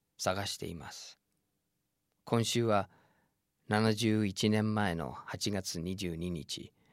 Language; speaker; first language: Japanese; non-native, fluent; English